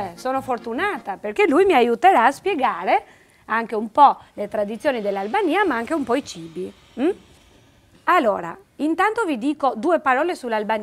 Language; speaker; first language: Italian; non-native, fluent; Albanian